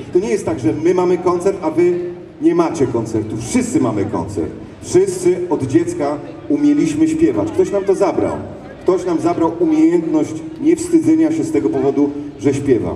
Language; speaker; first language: Polish; native; Polish